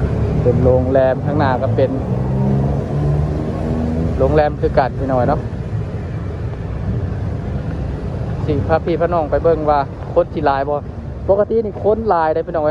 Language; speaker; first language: Thai; non-native, local second language; Lao